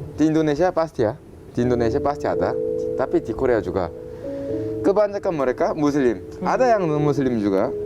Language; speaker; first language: Indonesian; non-native, fluent; Korean